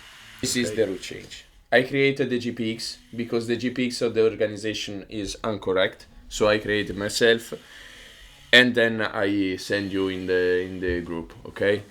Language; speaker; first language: English; non-native, learner; Italian